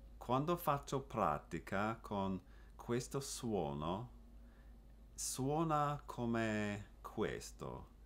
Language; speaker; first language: Italian; non-native, learner; English